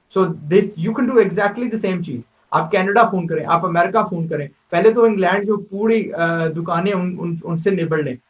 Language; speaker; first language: Urdu; native; Urdu